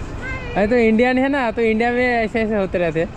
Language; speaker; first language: Hindi; non-native, local second language; Bangla